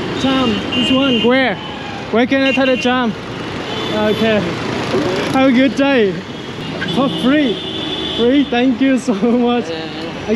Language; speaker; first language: English; non-native, learner; Vietnamese